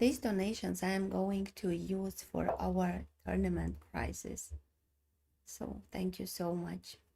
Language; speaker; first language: English; non-native, learner; Armenian